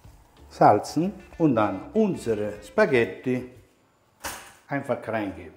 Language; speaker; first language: German; non-native, fluent; Italian